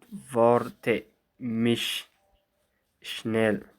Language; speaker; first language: German; non-native, fluent; Somali